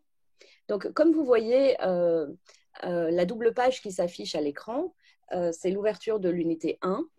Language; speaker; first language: French; native; French